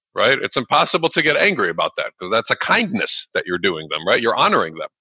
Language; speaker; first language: English; early bilingual, other home language; Russian